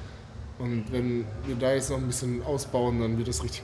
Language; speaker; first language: German; native; German